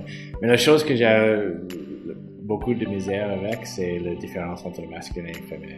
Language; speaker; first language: French; non-native, local second language; English